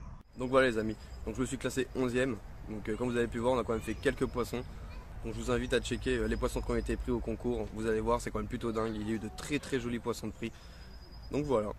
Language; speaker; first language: French; native; French